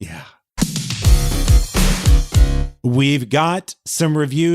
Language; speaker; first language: English; native; English